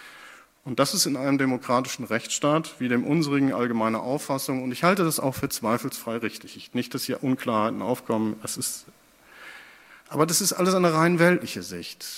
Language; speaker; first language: German; native; German